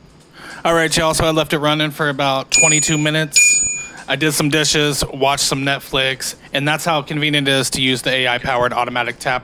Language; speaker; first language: English; native; English